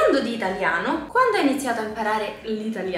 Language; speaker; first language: Italian; native; Italian